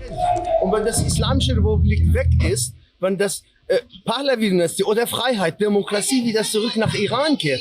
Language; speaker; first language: German; non-native, learner; Persian